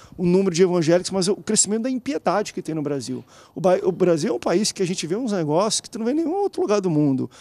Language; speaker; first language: Portuguese; native; Portuguese